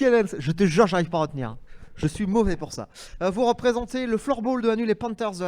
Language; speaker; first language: French; native; French